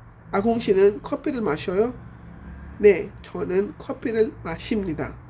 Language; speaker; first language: Korean; non-native, fluent; Urdu